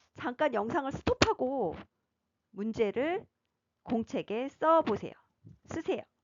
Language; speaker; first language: Korean; native; Korean